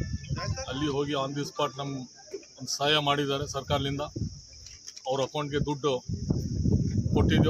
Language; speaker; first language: Kannada; non-native, local second language; Urdu